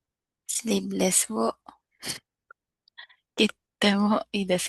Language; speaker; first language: Japanese; non-native, learner; Filipino